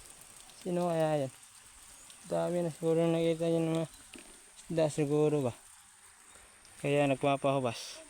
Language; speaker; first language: Filipino; non-native, local second language; Cebuano